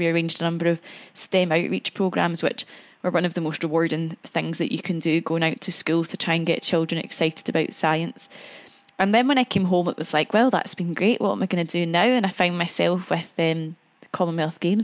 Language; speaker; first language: English; native; English